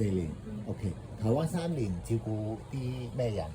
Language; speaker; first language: Cantonese; native; Cantonese